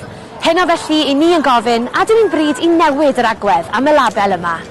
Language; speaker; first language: Welsh; native; Welsh